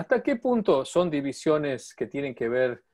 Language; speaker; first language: Spanish; native; Spanish